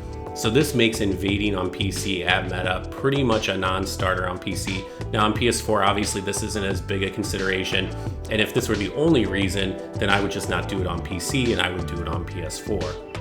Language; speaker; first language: English; native; English